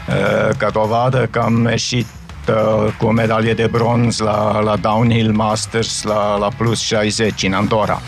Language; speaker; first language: Romanian; non-native, fluent; German